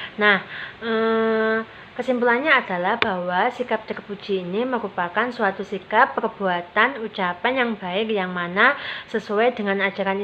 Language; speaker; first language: Indonesian; native; Indonesian